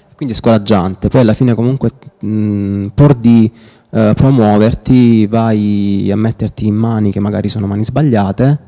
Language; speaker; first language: Italian; native; Italian